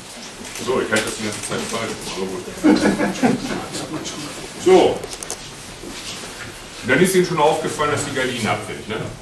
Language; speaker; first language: German; native; German